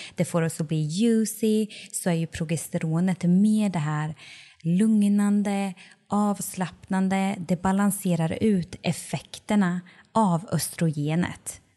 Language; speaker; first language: Swedish; native; Swedish